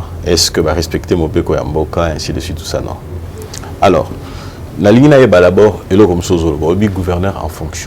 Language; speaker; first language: French; non-native, local second language; Lingala